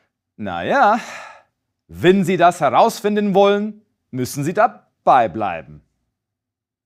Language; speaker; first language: German; non-native, fluent; English